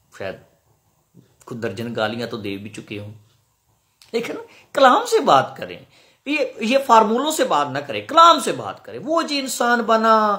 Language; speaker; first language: Urdu; non-native, local second language; Punjabi